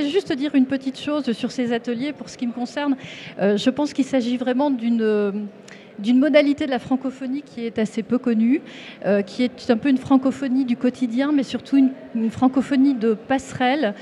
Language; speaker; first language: French; native; French